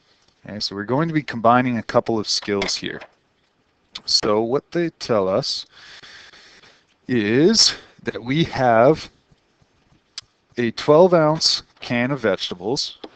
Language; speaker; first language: English; native; English